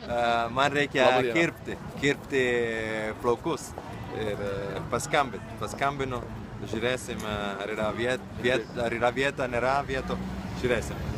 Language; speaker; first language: Lithuanian; non-native, learner; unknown